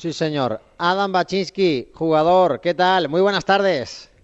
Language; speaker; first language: Spanish; native; Spanish